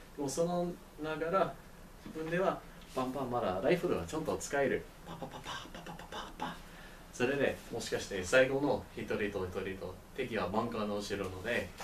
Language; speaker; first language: Japanese; non-native, learner; English